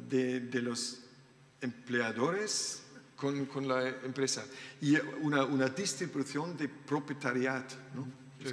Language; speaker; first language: Spanish; non-native, learner; German